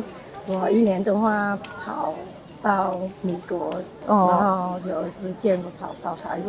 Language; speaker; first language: Chinese; non-native, learner; Vietnamese